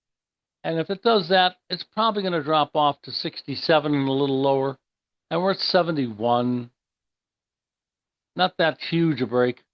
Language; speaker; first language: English; native; English